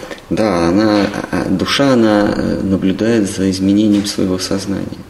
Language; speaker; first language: Russian; native; Russian